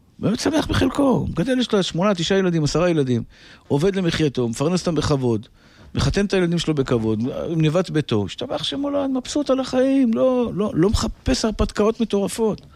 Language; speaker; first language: Hebrew; native; Hebrew